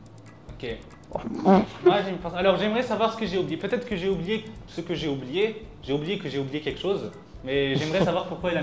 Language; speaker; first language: French; native; French